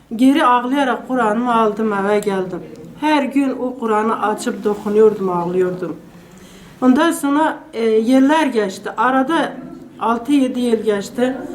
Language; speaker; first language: Turkish; non-native, local second language; Kurdish